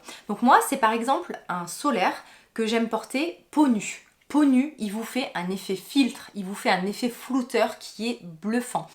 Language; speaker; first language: French; native; French